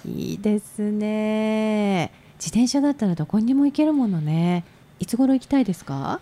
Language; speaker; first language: Japanese; native; Japanese